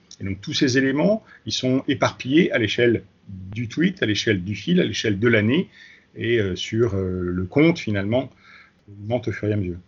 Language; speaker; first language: French; native; French